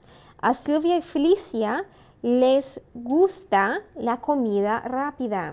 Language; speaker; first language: Spanish; non-native, fluent; English